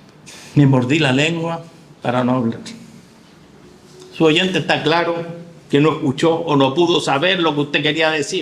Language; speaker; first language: Spanish; native; Spanish